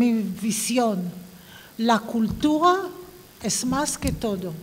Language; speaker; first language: Spanish; non-native, fluent; Hebrew